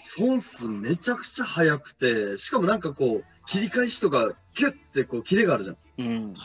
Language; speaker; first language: Japanese; native; Japanese